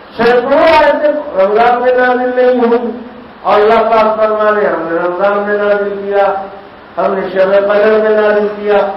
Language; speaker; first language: Urdu; native; Urdu